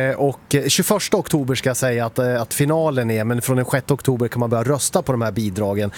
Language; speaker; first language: Swedish; native; Swedish